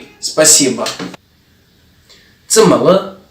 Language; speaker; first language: Russian; non-native, fluent; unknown